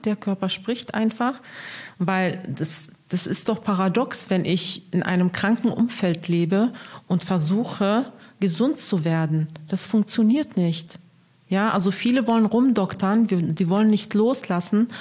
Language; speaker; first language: German; non-native, fluent; Arabic